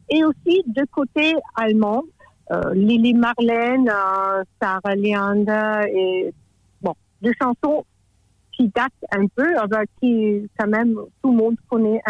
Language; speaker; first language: French; non-native, fluent; German